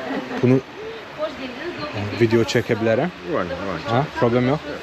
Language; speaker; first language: Turkish; non-native, fluent; Azerbaijani